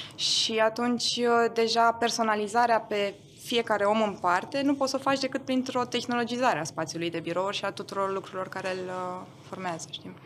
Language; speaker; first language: Romanian; non-native, local second language; German